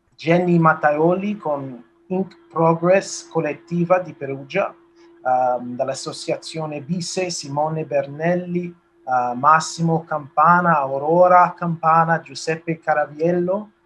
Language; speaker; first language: Italian; non-native, learner; English